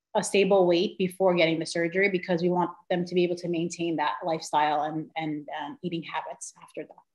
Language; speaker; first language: English; native; English